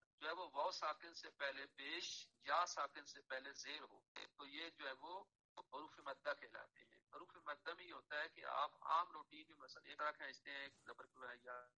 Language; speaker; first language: Urdu; non-native, local second language; Punjabi